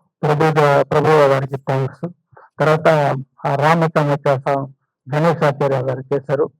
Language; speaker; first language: Telugu; non-native, fluent; Tamil